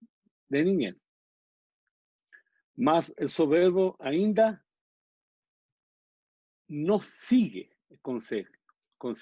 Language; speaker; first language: Portuguese; non-native, learner; Spanish